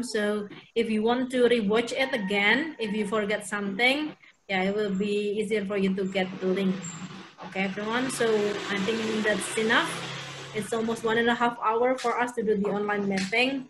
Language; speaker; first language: English; non-native, fluent; Indonesian